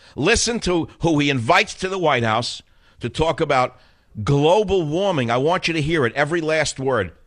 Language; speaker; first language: English; native; English